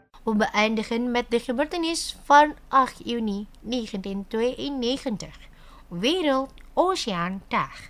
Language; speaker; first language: Dutch; non-native, fluent; Indonesian